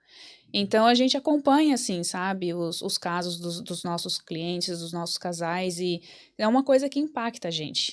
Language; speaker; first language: Portuguese; native; Portuguese